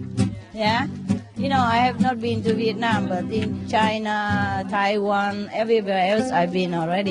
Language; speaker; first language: English; non-native, fluent; Vietnamese